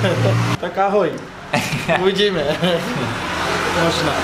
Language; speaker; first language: Czech; non-native, learner; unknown